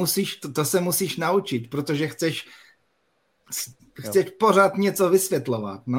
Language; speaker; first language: Czech; non-native, fluent; Polish